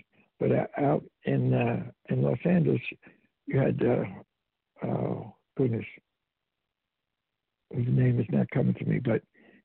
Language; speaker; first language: English; native; English